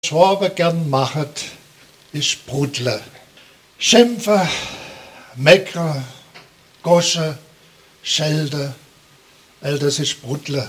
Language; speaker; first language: German; native; German